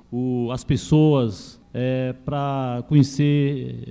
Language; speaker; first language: Portuguese; native; Portuguese